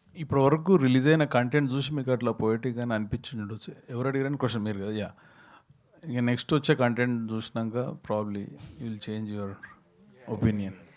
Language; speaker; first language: Telugu; native; Telugu